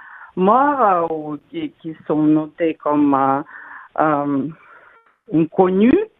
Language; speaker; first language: French; non-native, fluent; Russian